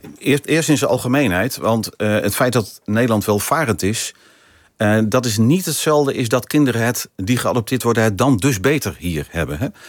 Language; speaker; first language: Dutch; native; Dutch